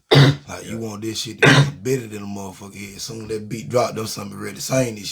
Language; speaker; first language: English; native; English